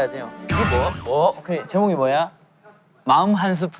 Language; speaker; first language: Korean; native; Korean